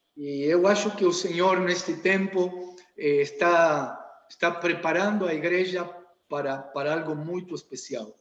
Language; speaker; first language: Portuguese; non-native, learner; Spanish